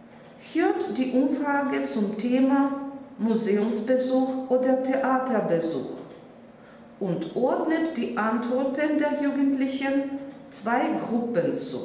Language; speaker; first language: German; non-native, fluent; Russian